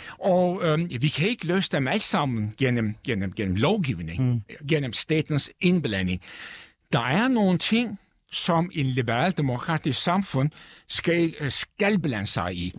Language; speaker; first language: Danish; non-native, fluent; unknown